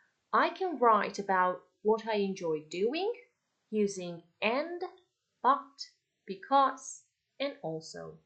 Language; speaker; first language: English; non-native, fluent; Armenian